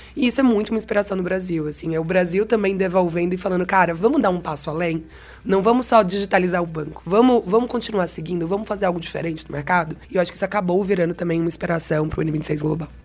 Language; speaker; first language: Portuguese; native; Portuguese